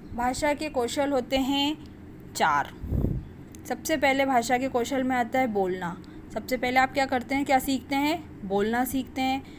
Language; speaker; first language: Hindi; native; Hindi